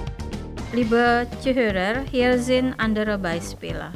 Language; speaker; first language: German; non-native, fluent; Indonesian